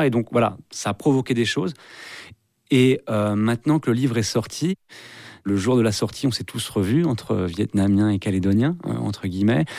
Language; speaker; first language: French; native; French